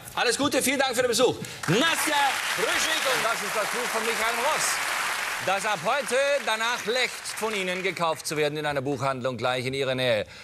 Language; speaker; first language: German; native; German